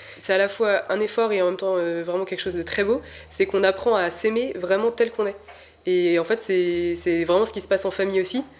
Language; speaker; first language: French; native; French